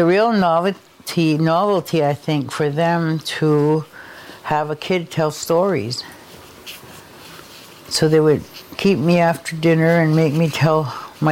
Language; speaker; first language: English; non-native, fluent; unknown